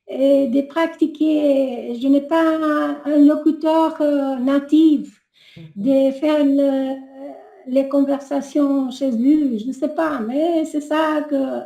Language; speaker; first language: French; non-native, learner; Albanian